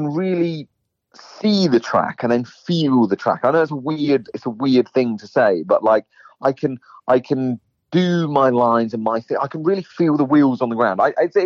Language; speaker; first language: English; native; English